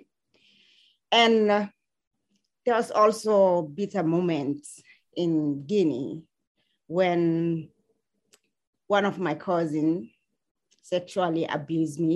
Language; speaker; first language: English; non-native, local second language; Fula